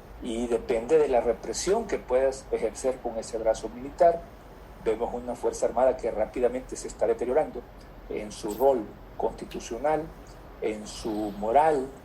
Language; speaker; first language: Spanish; native; Spanish